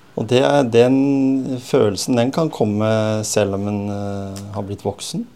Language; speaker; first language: Norwegian; native; Norwegian